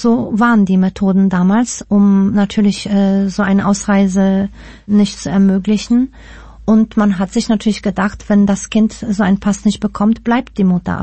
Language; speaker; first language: German; early bilingual, other home language; Polish